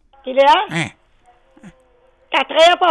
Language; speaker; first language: French; non-native, local second language; Morisyen